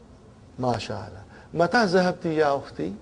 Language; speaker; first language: Arabic; non-native, fluent; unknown